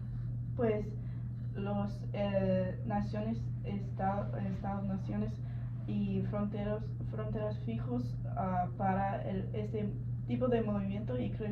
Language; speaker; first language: Spanish; non-native, learner; English